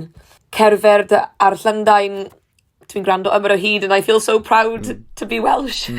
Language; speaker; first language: Welsh; non-native, learner; English